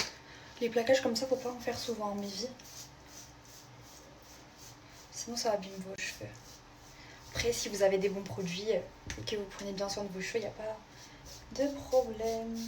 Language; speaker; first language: French; native; French